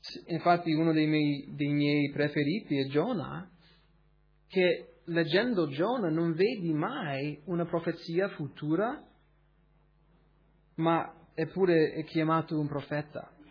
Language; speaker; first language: Italian; early bilingual, other home language; English